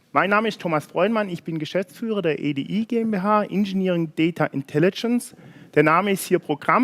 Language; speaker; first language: German; native; German